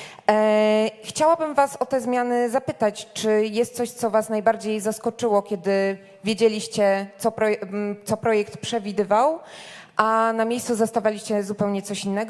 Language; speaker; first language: Polish; native; Polish